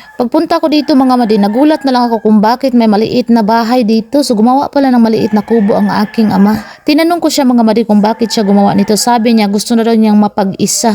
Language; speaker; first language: Filipino; non-native, local second language; Cebuano